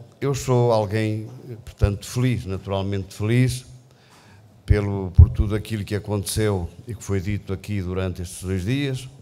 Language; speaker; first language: Portuguese; native; Portuguese